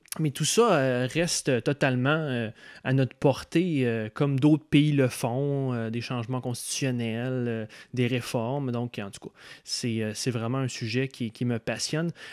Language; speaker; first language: French; native; French